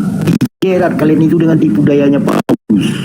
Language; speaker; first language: Indonesian; native; Indonesian